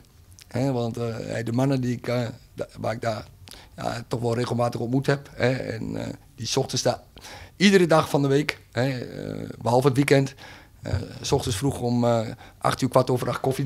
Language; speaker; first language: Dutch; native; Dutch